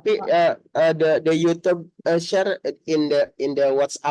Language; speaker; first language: English; non-native, learner; Indonesian